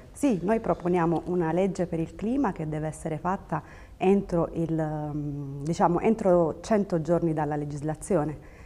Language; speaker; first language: Italian; early bilingual, other home language; Tigrinya